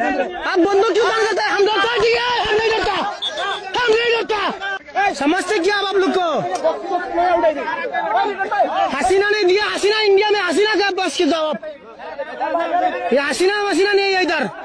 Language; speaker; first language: Hindi; non-native, learner; Bangla